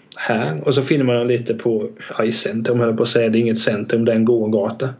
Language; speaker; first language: Swedish; native; Swedish